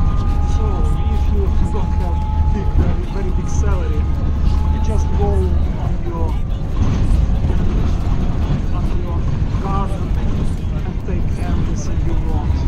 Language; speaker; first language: English; non-native, learner; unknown